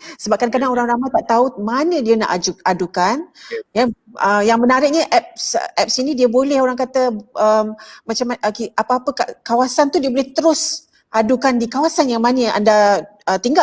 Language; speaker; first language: Malay; native; Malay